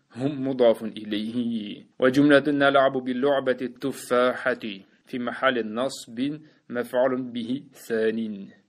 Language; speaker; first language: Arabic; non-native, fluent; Uzbek